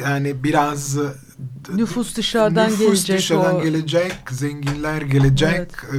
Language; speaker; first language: Turkish; non-native, fluent; Italian